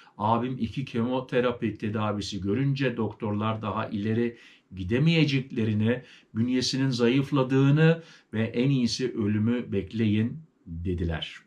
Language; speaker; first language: Turkish; early bilingual, heritage; Turkish